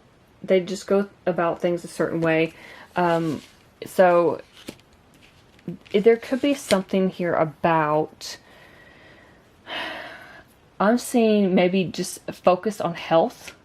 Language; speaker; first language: English; native; English